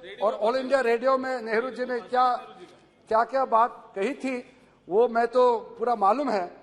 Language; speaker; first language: Hindi; non-native, local second language; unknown